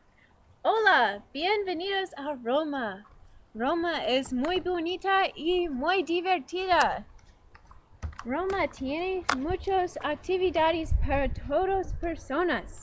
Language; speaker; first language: Spanish; non-native, learner; English